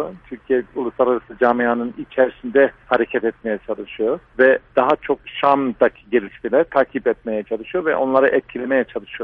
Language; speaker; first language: Turkish; non-native, fluent; English